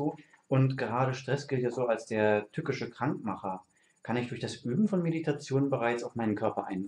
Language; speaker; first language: German; native; German